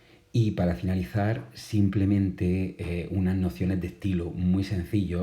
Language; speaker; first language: Spanish; native; Spanish